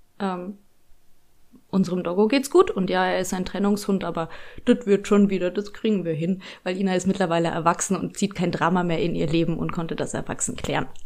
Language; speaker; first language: German; early bilingual, other home language; Polish